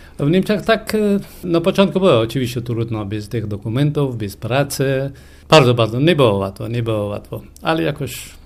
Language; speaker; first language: Polish; non-native, fluent; Persian